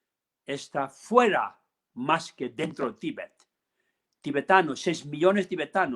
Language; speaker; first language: Spanish; non-native, learner; Tibetan